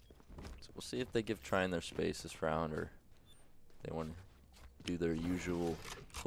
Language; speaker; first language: English; native; English